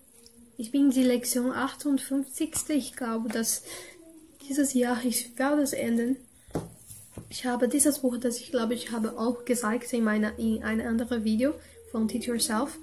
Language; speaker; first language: German; non-native, learner; Portuguese